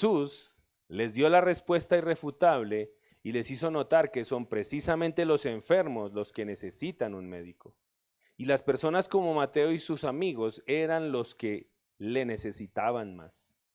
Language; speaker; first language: Spanish; native; Spanish